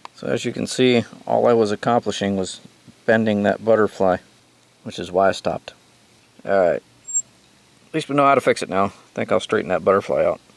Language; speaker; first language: English; native; English